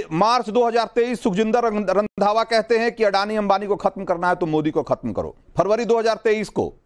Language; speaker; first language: Hindi; native; Hindi